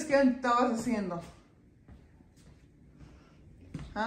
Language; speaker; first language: Spanish; native; Spanish